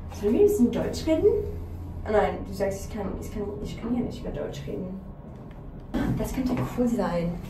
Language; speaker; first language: German; non-native, learner; French